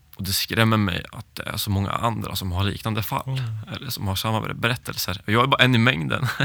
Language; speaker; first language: Swedish; native; Swedish